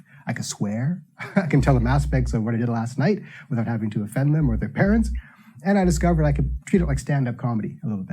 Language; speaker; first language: English; native; English